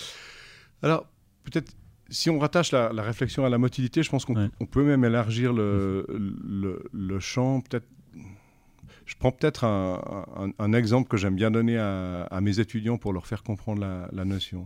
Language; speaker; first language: French; native; French